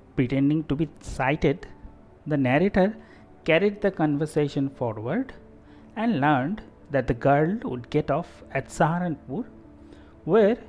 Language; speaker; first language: English; non-native, local second language; Bangla